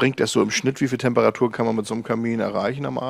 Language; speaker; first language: German; native; German